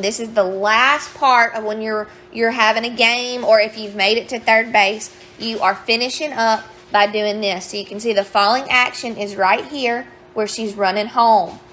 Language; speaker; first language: English; native; English